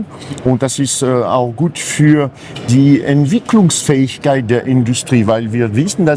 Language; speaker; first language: German; non-native, fluent; French